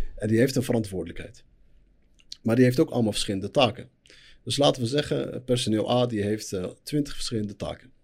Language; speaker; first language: Dutch; early bilingual, other home language; Arabic